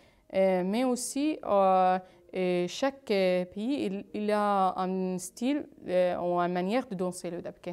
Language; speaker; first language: French; non-native, fluent; Arabic